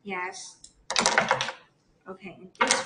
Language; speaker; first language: English; non-native, learner; Chinese